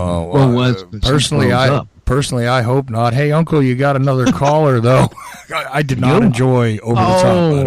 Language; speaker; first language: English; native; English